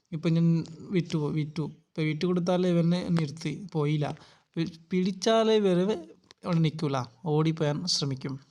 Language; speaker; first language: Malayalam; non-native, fluent; Bangla